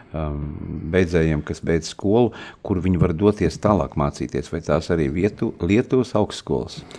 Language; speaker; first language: Latvian; native; Latvian